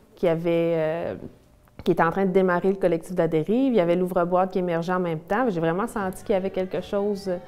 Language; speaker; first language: French; native; French